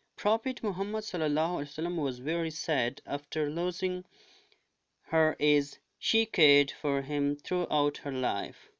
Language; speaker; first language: English; non-native, local second language; Urdu